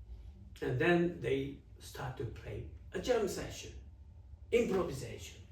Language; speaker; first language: English; non-native, fluent; Japanese